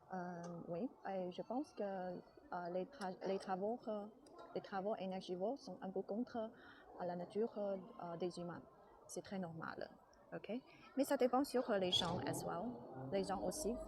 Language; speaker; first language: French; non-native, learner; Chinese